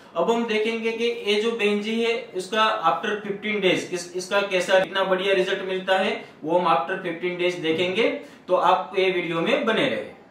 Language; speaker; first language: Hindi; non-native, local second language; Gujarati